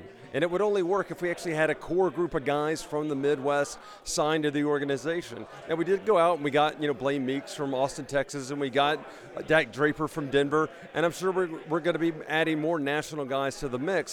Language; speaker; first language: English; native; English